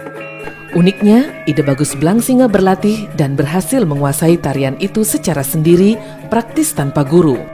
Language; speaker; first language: Indonesian; native; Indonesian